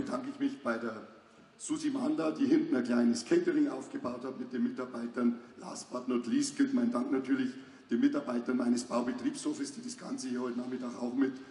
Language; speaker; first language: German; native; German